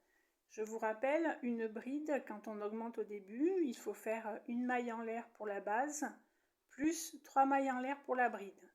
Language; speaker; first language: French; native; French